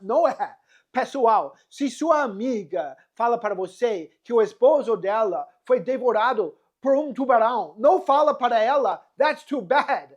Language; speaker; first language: Portuguese; non-native, fluent; English